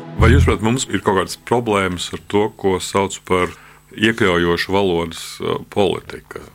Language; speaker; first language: Latvian; native; Latvian